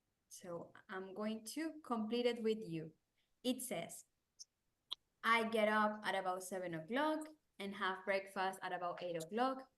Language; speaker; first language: English; non-native, fluent; Spanish